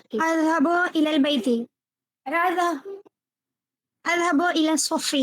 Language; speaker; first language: Arabic; non-native, learner; Urdu